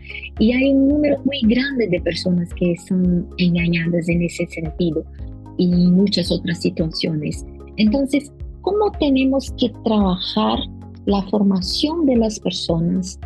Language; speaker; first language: Spanish; non-native, fluent; Portuguese